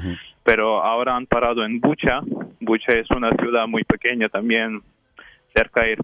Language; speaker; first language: Spanish; non-native, fluent; Ukrainian